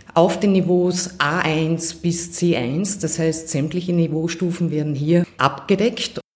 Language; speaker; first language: German; native; German